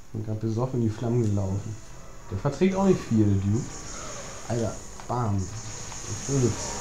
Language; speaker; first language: German; native; German